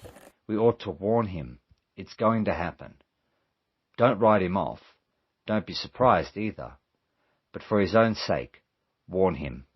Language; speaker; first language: English; native; English